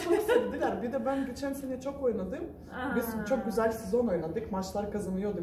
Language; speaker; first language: Turkish; non-native, fluent; Russian